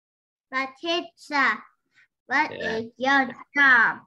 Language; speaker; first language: English; non-native, learner; Vietnamese